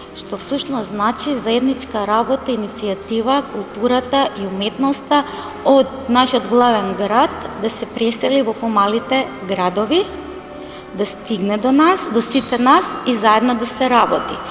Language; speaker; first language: Macedonian; native; Macedonian